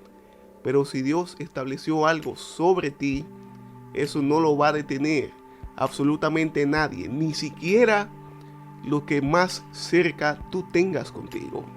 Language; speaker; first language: Spanish; native; Spanish